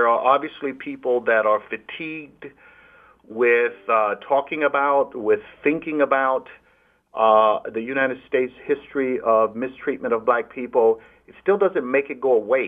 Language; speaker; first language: English; native; English